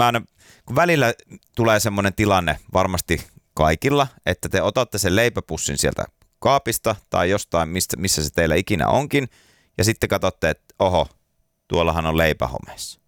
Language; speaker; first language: Finnish; native; Finnish